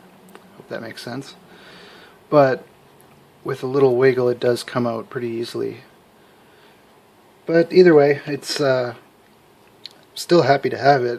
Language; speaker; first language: English; native; English